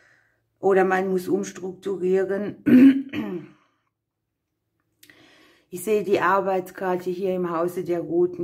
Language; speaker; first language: German; native; German